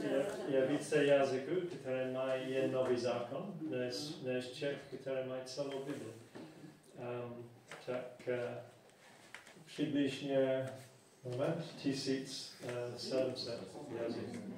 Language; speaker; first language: Czech; non-native, fluent; English